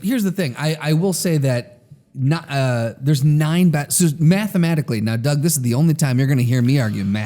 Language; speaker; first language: English; native; English